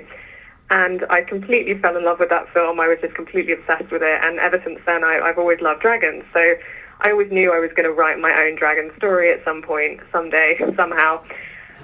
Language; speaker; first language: English; native; English